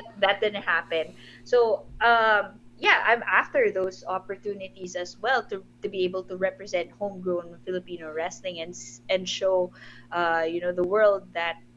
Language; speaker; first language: English; non-native, local second language; Filipino